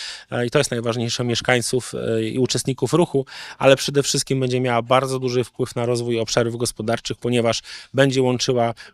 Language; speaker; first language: Polish; native; Polish